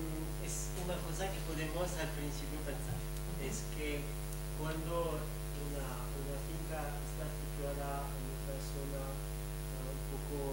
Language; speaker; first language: Spanish; non-native, fluent; French